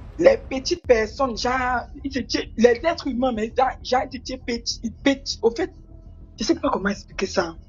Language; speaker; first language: French; native; French